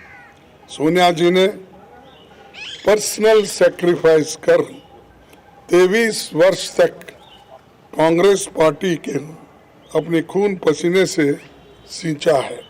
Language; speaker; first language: Hindi; non-native, local second language; Kannada